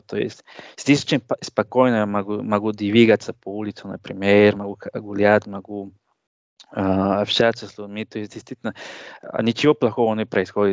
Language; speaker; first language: Russian; non-native, learner; Spanish